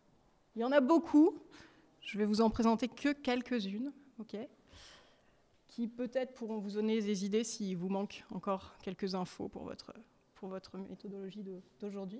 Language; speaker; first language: French; native; French